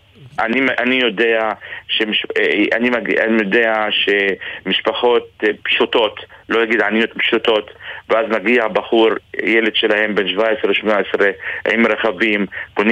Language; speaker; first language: Hebrew; non-native, local second language; Arabic